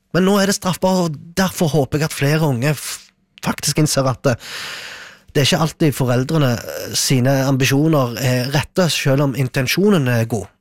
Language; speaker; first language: Norwegian; early bilingual, other home language; Arabic